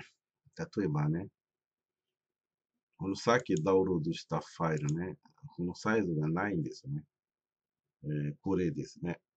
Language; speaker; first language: Japanese; non-native, fluent; Portuguese